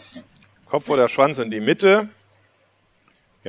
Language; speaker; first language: German; native; German